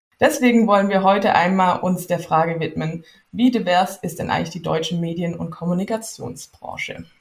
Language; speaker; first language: German; native; German